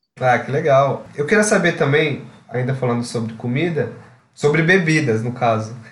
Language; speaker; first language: Portuguese; native; Portuguese